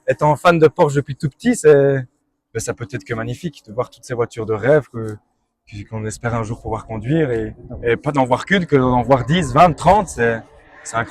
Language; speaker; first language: French; native; French